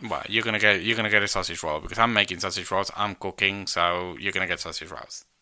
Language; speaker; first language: English; non-native, fluent; Spanish